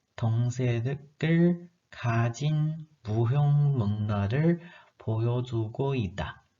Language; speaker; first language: Korean; non-native, learner; Chinese